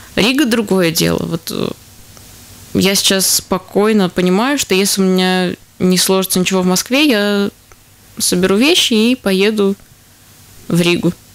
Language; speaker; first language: Russian; native; Russian